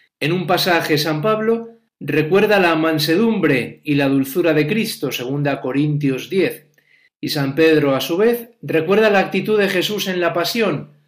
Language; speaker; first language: Spanish; native; Spanish